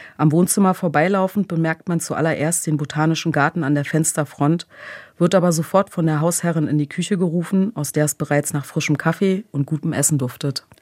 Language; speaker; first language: German; early bilingual, other home language; Croatian